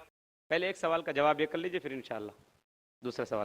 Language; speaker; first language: Hindi; native; Hindi